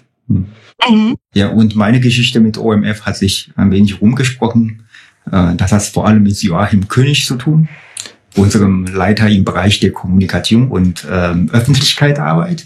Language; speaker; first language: German; non-native, fluent; Chinese